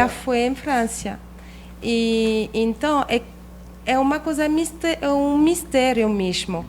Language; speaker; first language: Portuguese; non-native, learner; French